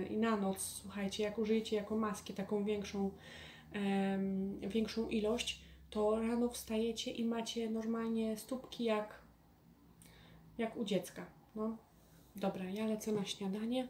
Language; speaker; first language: Polish; native; Polish